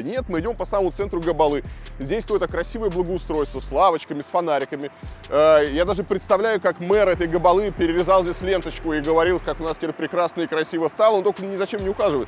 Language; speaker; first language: Russian; native; Russian